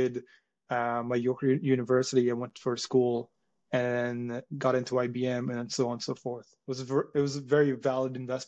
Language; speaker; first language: English; non-native, local second language; Punjabi